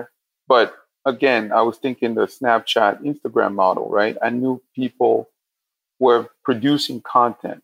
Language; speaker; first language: English; non-native, local second language; French